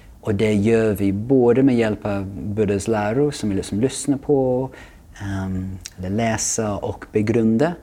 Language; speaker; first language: Swedish; non-native, fluent; English